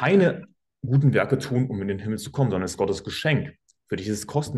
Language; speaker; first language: German; native; German